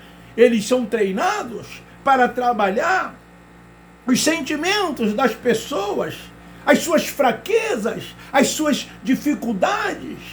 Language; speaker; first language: Portuguese; native; Portuguese